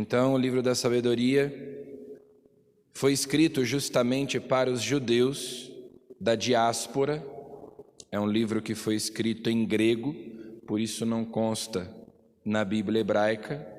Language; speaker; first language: Portuguese; native; Portuguese